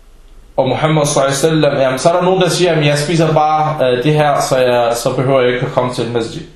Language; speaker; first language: Danish; early bilingual, other home language; Arabic